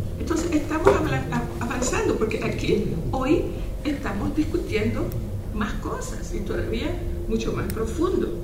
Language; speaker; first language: Spanish; non-native, local second language; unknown